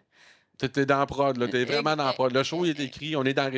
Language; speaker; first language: French; native; French